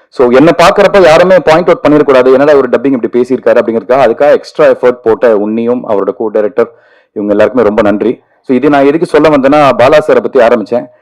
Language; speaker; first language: Tamil; native; Tamil